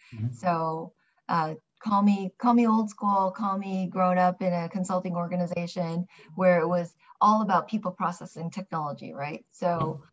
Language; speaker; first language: English; early bilingual, other home language; Korean